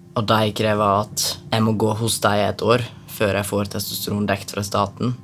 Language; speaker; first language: Norwegian; native; Norwegian